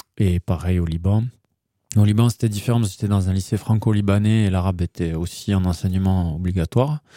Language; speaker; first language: French; early bilingual, heritage; German